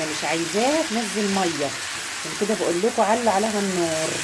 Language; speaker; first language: Arabic; native; Arabic